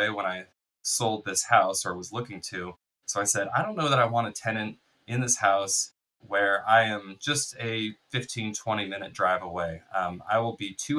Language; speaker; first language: English; native; English